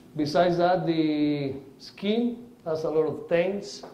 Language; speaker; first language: English; non-native, fluent; Spanish